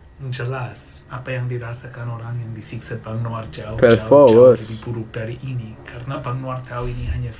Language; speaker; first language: Indonesian; non-native, fluent; English